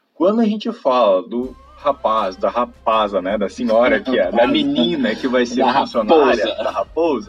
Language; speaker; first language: Portuguese; native; Portuguese